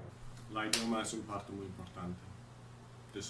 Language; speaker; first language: Spanish; non-native, learner; German